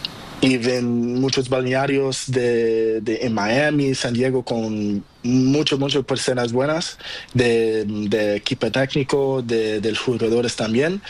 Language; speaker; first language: Spanish; non-native, learner; Portuguese